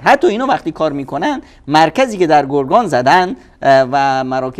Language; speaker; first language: Persian; native; Persian